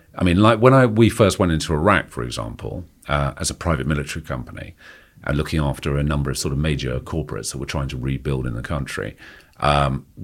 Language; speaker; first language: English; native; English